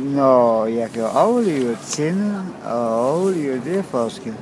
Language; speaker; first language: Danish; non-native, fluent; Polish